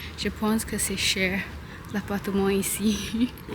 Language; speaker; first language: French; non-native, learner; English